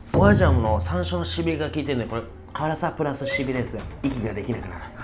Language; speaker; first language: Japanese; native; Japanese